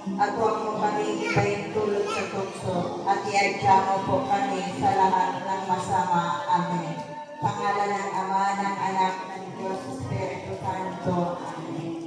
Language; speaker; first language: Filipino; non-native, local second language; Waray